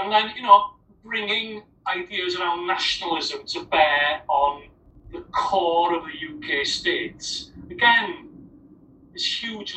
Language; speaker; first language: English; native; English